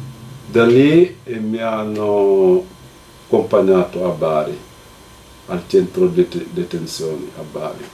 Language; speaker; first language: Italian; non-native, fluent; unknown